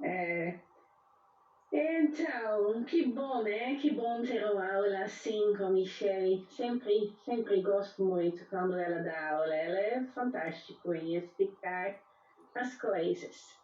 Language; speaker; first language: Portuguese; non-native, fluent; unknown